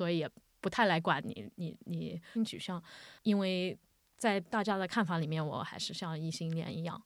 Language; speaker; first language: Chinese; early bilingual, heritage; Wu Chinese